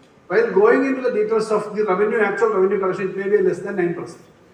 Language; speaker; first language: English; non-native, local second language; Malayalam